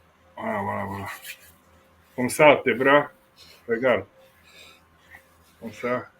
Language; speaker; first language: French; non-native, fluent; Romanian